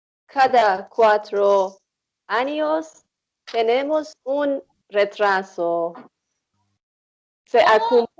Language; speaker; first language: Spanish; non-native, fluent; Persian